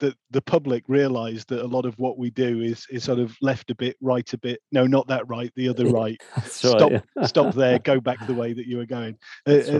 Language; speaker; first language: English; native; English